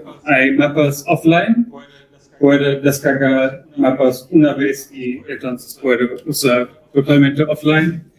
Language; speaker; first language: Spanish; non-native, learner; German